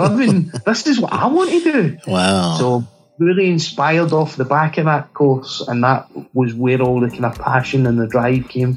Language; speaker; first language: English; native; English